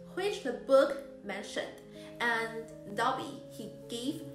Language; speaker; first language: English; non-native, fluent; Chinese